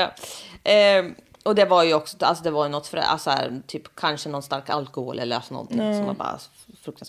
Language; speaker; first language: Swedish; native; Swedish